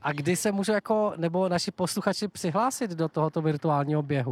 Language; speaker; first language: Czech; native; Czech